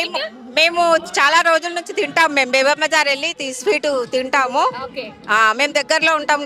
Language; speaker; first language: Telugu; native; Telugu